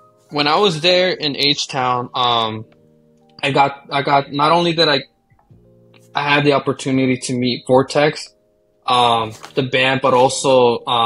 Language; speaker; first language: English; early bilingual, other home language; Spanish